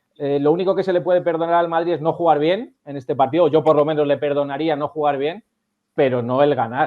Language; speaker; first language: Spanish; native; Spanish